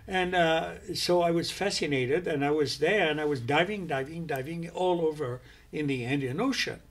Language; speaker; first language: English; non-native, fluent; French